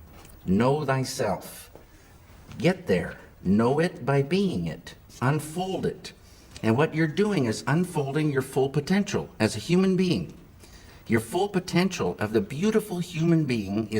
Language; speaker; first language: English; native; English